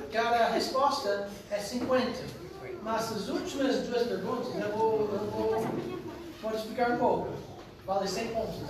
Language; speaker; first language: Portuguese; non-native, fluent; English